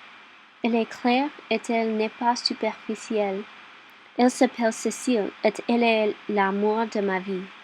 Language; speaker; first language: French; non-native, learner; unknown